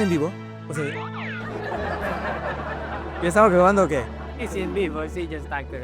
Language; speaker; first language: Spanish; non-native, fluent; Filipino